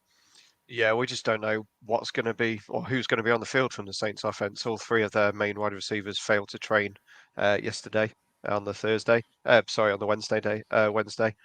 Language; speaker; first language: English; native; English